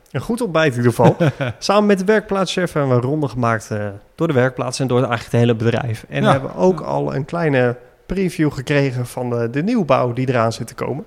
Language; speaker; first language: Dutch; native; Dutch